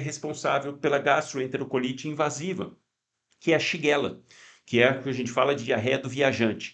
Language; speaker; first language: Portuguese; native; Portuguese